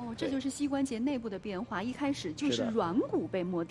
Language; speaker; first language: Chinese; native; Chinese